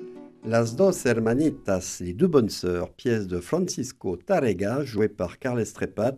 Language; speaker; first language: French; native; French